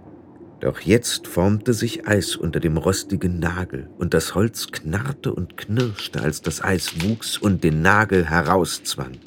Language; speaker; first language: German; native; German